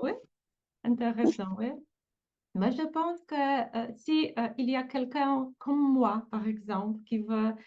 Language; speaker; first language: French; non-native, fluent; Polish